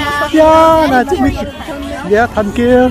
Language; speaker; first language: English; non-native, learner; Vietnamese